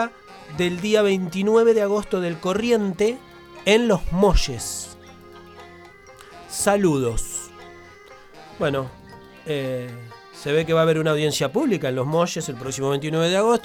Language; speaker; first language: Spanish; native; Spanish